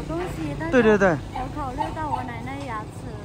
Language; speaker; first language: Chinese; non-native, fluent; Vietnamese